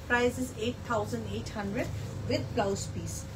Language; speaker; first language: English; non-native, local second language; Bangla